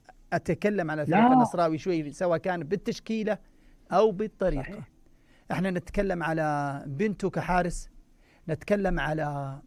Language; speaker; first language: Arabic; native; Arabic